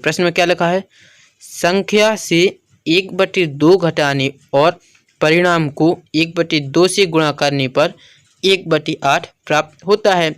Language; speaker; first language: Hindi; native; Hindi